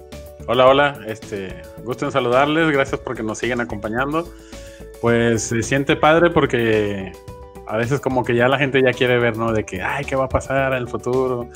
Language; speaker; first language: Spanish; native; Spanish